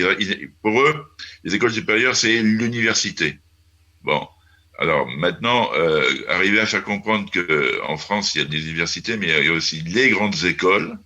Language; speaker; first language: French; non-native, fluent; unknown